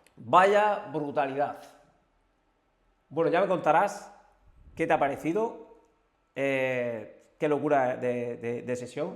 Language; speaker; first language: Spanish; native; Spanish